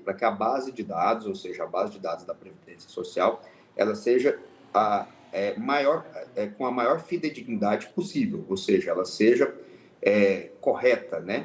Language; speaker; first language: Portuguese; native; Portuguese